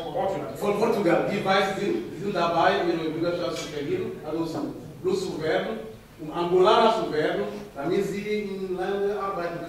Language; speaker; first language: German; non-native, fluent; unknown